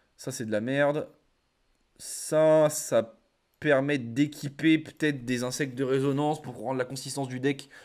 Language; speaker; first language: French; native; French